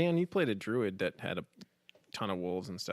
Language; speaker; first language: English; native; English